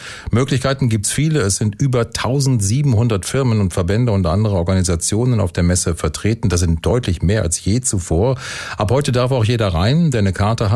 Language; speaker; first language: German; native; German